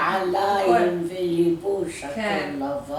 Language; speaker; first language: Hebrew; non-native, learner; Arabic